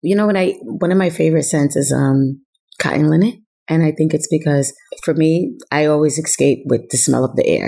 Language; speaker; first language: English; native; English